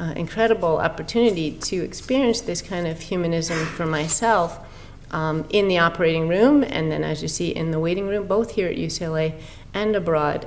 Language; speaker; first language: English; native; English